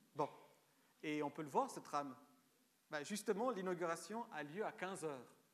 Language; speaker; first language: French; early bilingual, other home language; Romanian